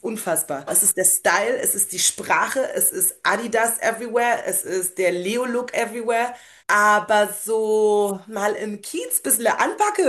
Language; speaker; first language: German; native; German